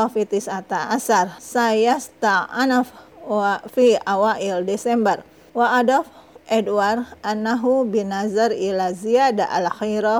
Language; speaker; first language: Arabic; non-native, fluent; Indonesian